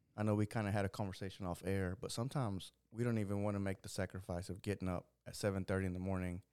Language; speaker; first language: English; early bilingual, other home language; Spanish